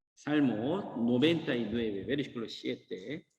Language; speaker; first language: Spanish; non-native, learner; Korean